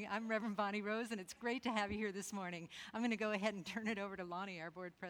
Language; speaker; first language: English; native; English